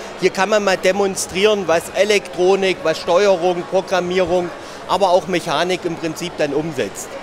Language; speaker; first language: German; native; German